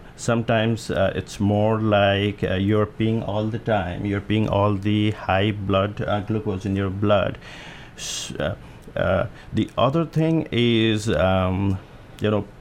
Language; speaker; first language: English; non-native, local second language; Nepali